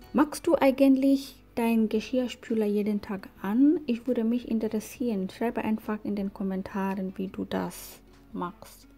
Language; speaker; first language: German; non-native, fluent; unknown